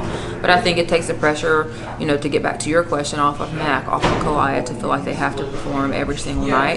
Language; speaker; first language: English; native; English